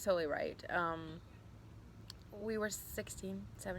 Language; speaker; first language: English; native; English